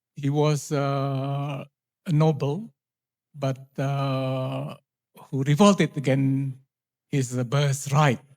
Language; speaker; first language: English; non-native, fluent; Indonesian